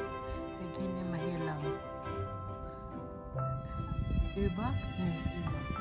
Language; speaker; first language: German; non-native, learner; Filipino